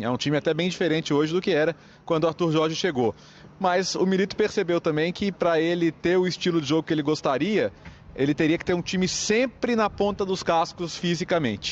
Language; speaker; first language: Portuguese; native; Portuguese